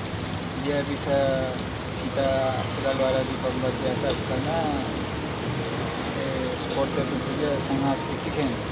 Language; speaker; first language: Indonesian; non-native, fluent; Spanish